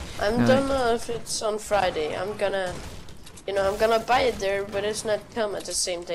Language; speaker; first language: English; non-native, fluent; Danish